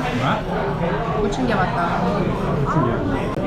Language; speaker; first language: Korean; non-native, fluent; Ukrainian